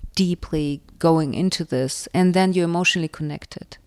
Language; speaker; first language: English; non-native, fluent; Russian